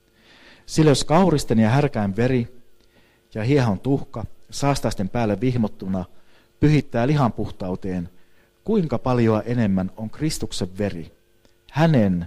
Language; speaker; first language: Finnish; native; Finnish